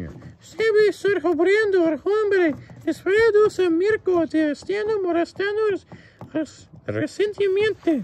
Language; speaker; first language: Spanish; non-native, learner; English